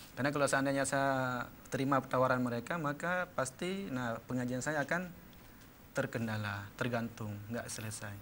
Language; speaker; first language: Malay; non-native, local second language; Achinese